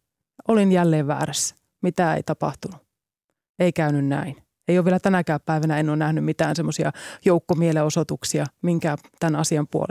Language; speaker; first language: Finnish; native; Finnish